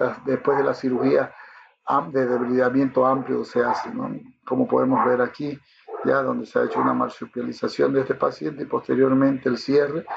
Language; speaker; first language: Spanish; native; Spanish